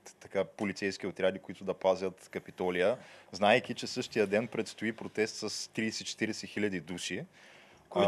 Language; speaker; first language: Bulgarian; native; Bulgarian